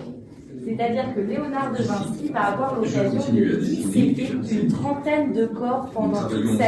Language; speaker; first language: French; native; French